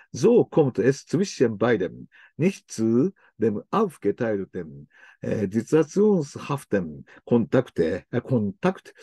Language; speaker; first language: German; non-native, fluent; Japanese